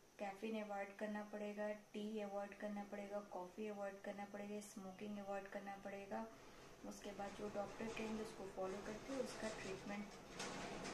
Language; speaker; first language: Hindi; native; Hindi